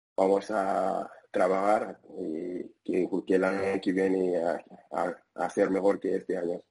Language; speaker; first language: Spanish; non-native, fluent; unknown